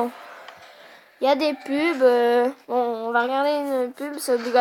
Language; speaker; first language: French; native; French